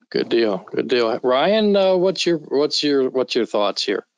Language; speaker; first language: English; native; English